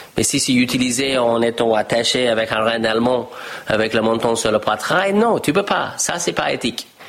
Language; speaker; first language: French; non-native, fluent; English